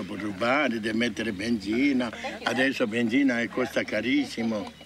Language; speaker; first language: Italian; non-native, fluent; Tibetan